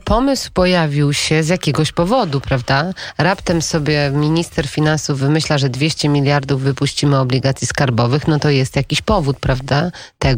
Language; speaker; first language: Polish; native; Polish